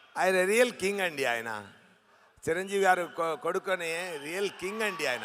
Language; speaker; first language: Telugu; non-native, learner; Tamil